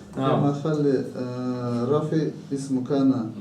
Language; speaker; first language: Arabic; non-native, learner; Chechen